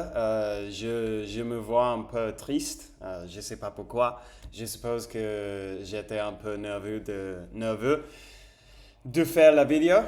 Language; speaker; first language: French; non-native, fluent; Spanish